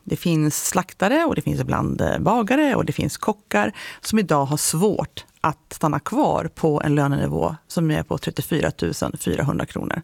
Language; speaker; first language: Swedish; native; Swedish